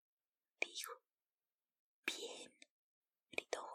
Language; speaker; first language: Spanish; native; Spanish